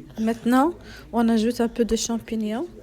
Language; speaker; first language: French; non-native, local second language; Arabic